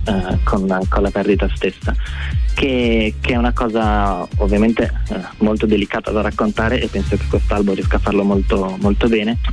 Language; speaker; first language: Italian; native; Italian